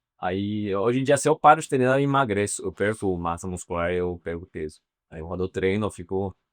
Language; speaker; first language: Portuguese; non-native, fluent; Chinese